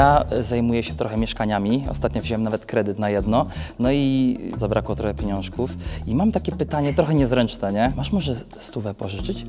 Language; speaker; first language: Polish; native; Polish